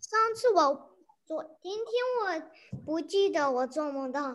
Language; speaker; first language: Chinese; early bilingual, heritage; English